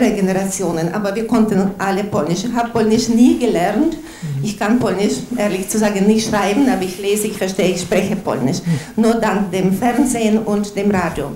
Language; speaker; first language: German; non-native, fluent; Ukrainian